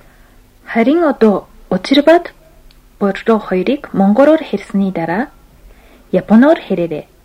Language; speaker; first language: Mongolian; non-native, fluent; Japanese